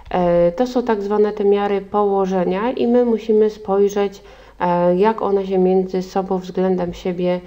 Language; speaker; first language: Polish; native; Polish